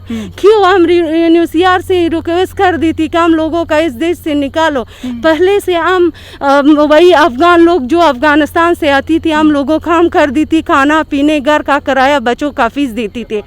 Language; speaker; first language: Hindi; non-native, learner; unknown